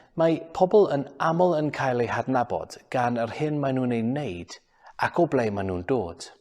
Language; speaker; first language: Welsh; non-native, local second language; English